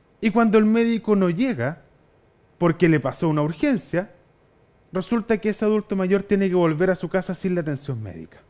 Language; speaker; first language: Spanish; native; Spanish